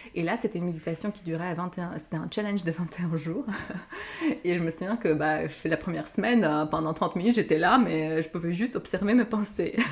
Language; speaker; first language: French; non-native, fluent; Ukrainian